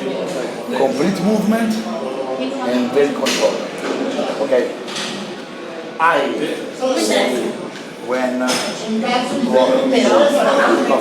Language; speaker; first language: English; non-native, learner; Italian